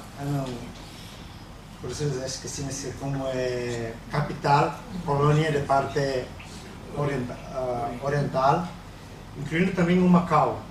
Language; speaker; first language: Portuguese; non-native, learner; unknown